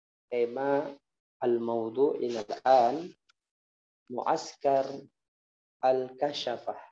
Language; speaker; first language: Arabic; non-native, fluent; Indonesian